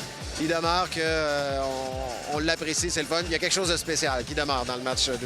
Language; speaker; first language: French; native; French